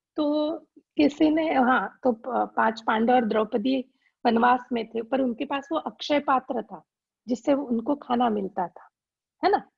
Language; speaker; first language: Hindi; non-native, local second language; Gujarati